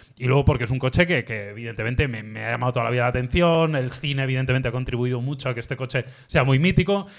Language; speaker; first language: Spanish; native; Spanish